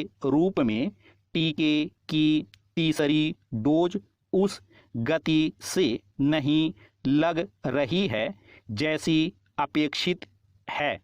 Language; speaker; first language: Hindi; native; Hindi